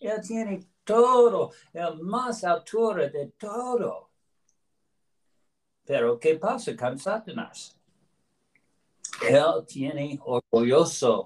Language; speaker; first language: Spanish; non-native, learner; English